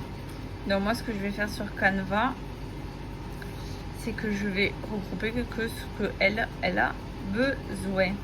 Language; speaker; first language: French; native; French